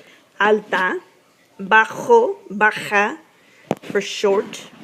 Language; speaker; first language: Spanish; non-native, fluent; English